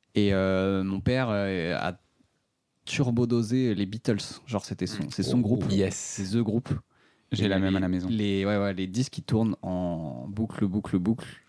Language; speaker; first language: French; native; French